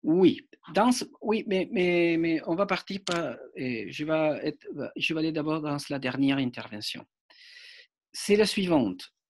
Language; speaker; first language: French; non-native, fluent; Spanish